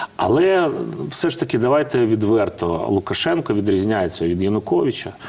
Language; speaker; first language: Ukrainian; non-native, fluent; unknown